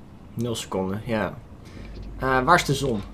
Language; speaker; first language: Dutch; native; Dutch